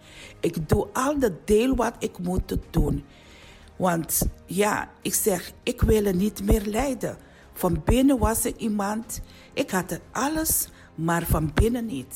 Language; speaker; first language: Dutch; non-native, learner; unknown